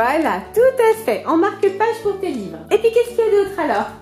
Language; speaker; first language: French; native; French